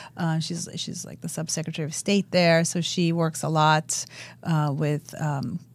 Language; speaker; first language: English; early bilingual, other home language; Romanian